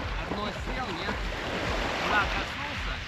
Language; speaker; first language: Russian; native; Russian